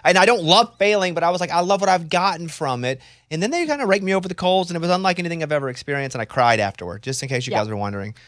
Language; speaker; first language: English; native; English